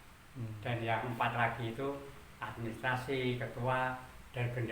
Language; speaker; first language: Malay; non-native, local second language; Javanese